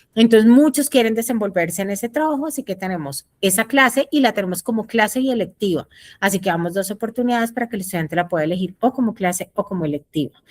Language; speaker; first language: Spanish; native; Spanish